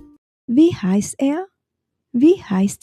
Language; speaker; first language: German; non-native, fluent; Indonesian